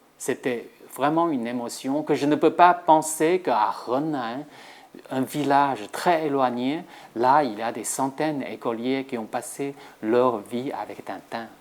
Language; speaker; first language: French; non-native, fluent; Chinese